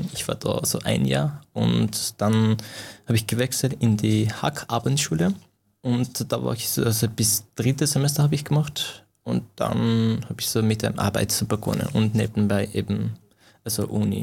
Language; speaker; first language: German; non-native, fluent; Persian